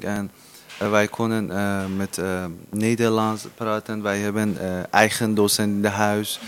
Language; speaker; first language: Dutch; non-native, learner; Persian